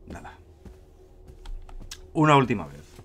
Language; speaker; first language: Spanish; native; Spanish